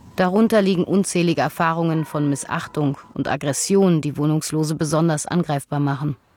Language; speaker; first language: German; native; German